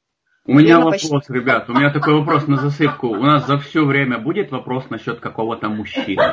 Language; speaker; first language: Russian; native; Russian